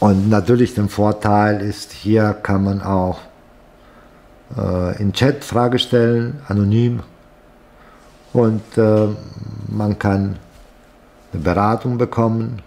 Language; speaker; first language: German; non-native, fluent; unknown